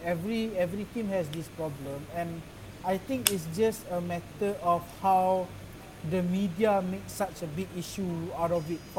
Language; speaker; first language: English; non-native, local second language; Malay